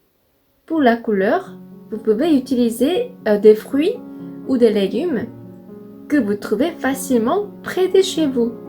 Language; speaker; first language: French; non-native, fluent; Korean